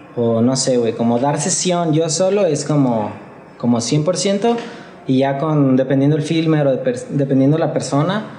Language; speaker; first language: Spanish; native; Spanish